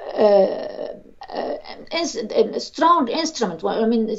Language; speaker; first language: English; non-native, fluent; Arabic